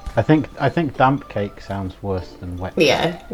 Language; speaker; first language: English; early bilingual, other home language; Italian